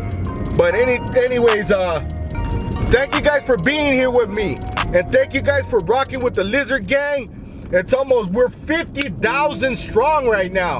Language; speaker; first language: English; native; English